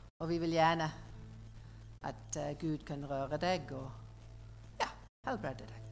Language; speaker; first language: Norwegian; non-native, learner; English